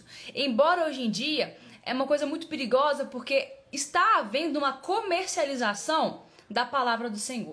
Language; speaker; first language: Portuguese; native; Portuguese